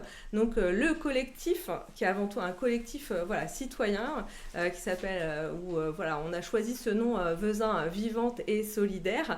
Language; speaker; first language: French; native; French